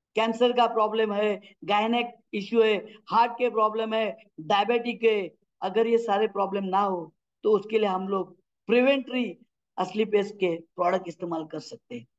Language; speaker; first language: Hindi; non-native, local second language; Marathi